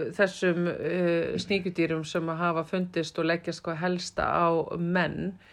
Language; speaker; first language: Icelandic; native; Icelandic